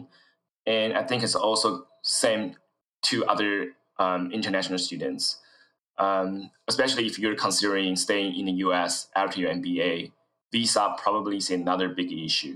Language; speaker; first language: English; non-native, fluent; Chinese